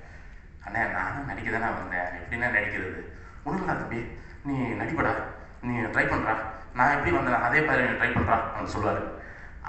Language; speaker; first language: Tamil; native; Tamil